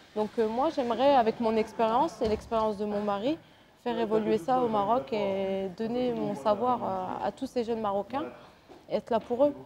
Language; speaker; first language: French; early bilingual, other home language; Arabic